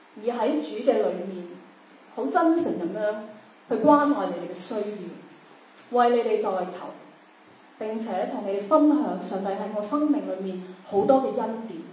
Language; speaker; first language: Chinese; non-native, local second language; Cantonese